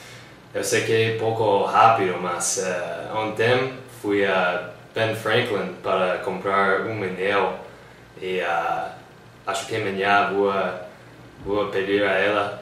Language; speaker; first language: Portuguese; non-native, learner; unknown